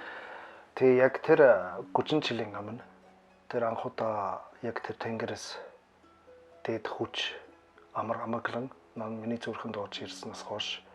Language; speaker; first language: Mongolian; non-native, learner; German